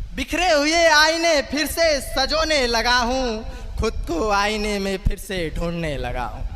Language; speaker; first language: Hindi; native; Hindi